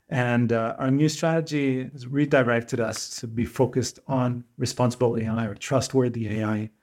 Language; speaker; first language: English; non-native, fluent; Portuguese